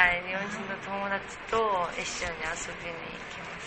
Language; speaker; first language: Japanese; non-native, learner; Korean